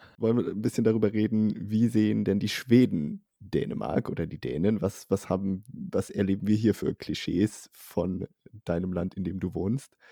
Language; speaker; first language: German; native; German